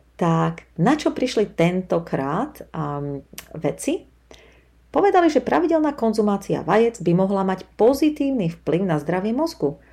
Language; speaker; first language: Slovak; native; Slovak